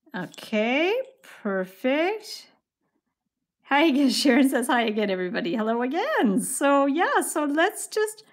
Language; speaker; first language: English; native; English